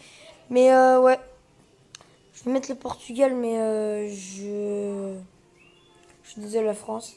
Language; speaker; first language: French; early bilingual, other home language; Portuguese